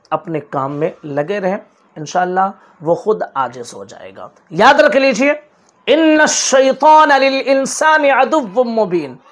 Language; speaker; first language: Urdu; native; Urdu